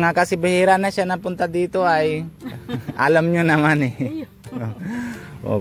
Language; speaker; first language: Filipino; non-native, local second language; Bikol